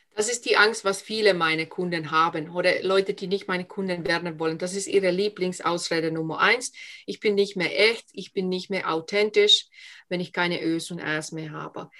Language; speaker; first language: German; non-native, fluent; Finnish